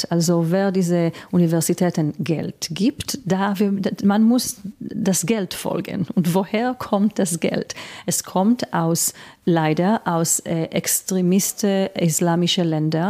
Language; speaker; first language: German; non-native, fluent; Hebrew